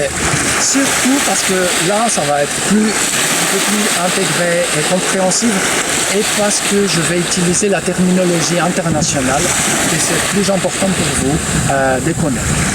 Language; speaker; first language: French; non-native, fluent; Greek